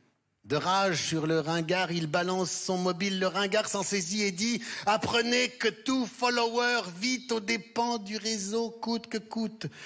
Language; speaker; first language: French; native; French